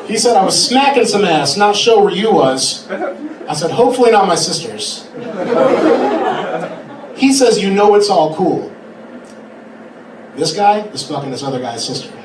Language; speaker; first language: English; native; English